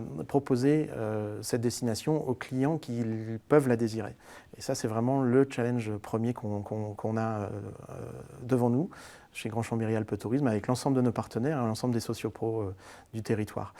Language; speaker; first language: French; native; French